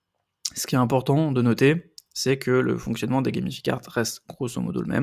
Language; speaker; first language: French; native; French